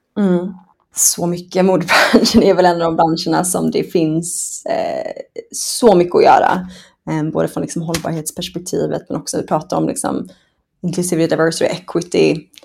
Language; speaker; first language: Swedish; early bilingual, other home language; Persian